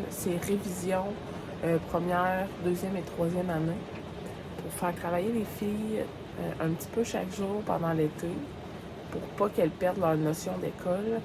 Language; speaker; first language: French; native; French